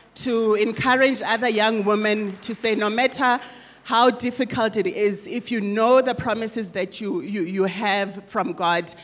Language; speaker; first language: English; non-native, local second language; Northern Sotho